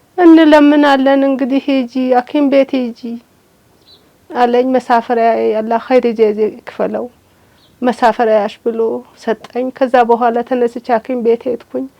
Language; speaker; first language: Amharic; non-native, local second language; Sebat Bet Gurage